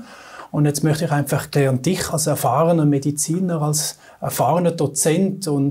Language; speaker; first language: German; native; German